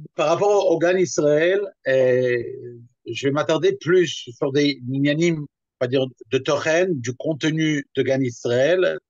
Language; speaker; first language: French; native; French